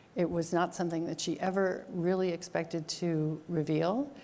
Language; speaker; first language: English; native; English